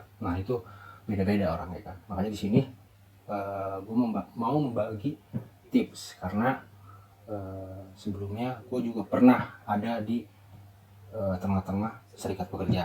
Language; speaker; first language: Indonesian; native; Indonesian